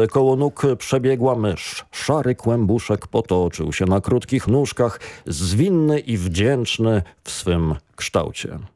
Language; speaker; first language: Polish; native; Polish